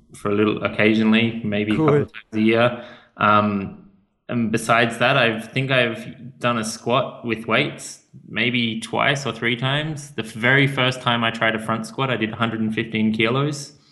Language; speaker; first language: English; native; English